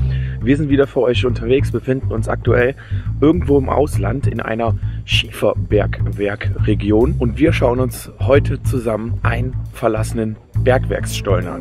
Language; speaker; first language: German; native; German